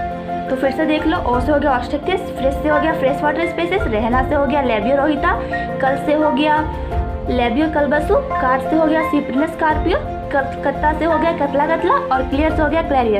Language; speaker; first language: Hindi; native; Hindi